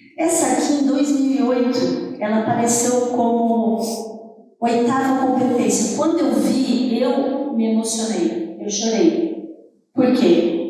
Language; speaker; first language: Portuguese; native; Portuguese